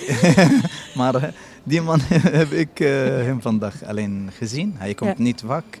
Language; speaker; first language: Dutch; non-native, learner; Arabic